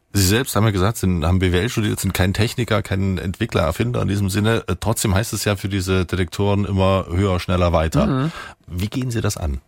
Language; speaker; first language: German; native; German